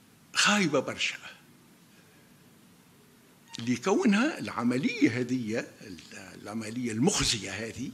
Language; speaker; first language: Arabic; native; Arabic